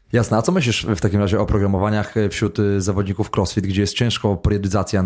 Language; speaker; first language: Polish; native; Polish